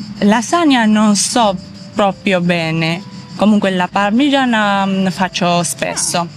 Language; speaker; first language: Italian; non-native, fluent; Georgian